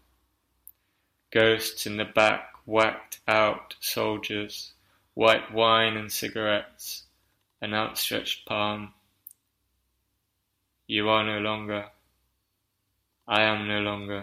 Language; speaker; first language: English; native; English